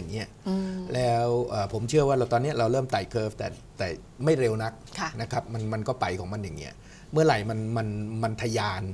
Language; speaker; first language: Thai; native; Thai